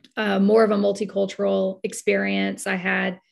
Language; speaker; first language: English; native; English